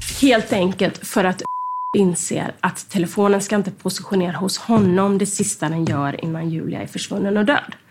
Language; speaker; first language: Swedish; native; Swedish